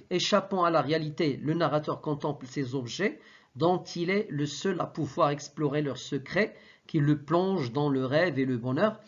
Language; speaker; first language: French; non-native, local second language; Arabic